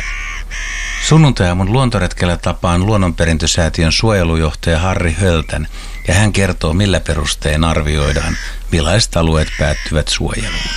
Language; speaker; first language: Finnish; native; Finnish